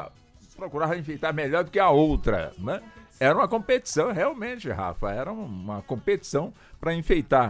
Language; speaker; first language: Portuguese; native; Portuguese